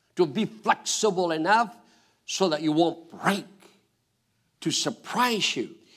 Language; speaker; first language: English; non-native, fluent; Spanish